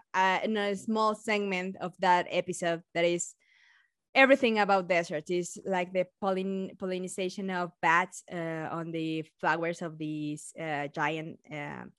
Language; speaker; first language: English; non-native, fluent; Spanish